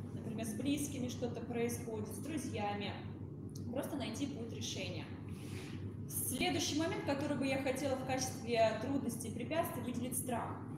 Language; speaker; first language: Russian; native; Russian